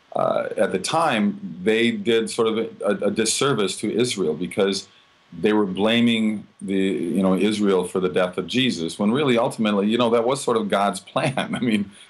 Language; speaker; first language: English; native; English